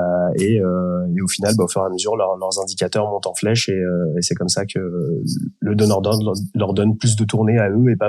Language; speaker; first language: French; native; French